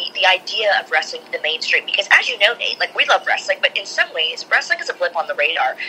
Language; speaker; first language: English; native; English